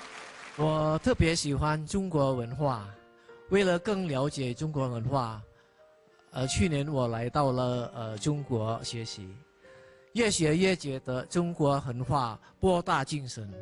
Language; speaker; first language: Chinese; non-native, fluent; Indonesian